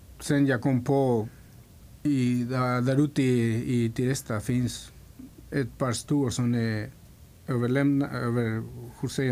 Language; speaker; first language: Swedish; non-native, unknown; Spanish